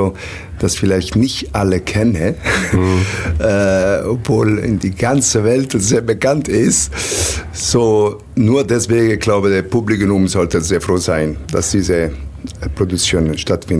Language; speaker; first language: German; non-native, learner; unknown